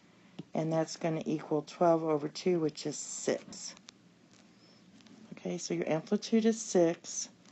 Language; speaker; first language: English; native; English